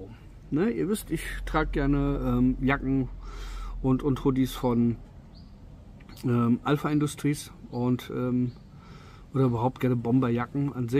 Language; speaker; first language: German; native; German